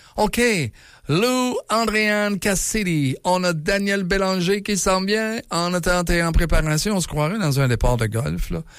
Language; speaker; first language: French; native; French